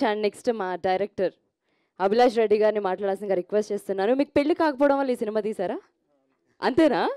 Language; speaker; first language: Telugu; native; Telugu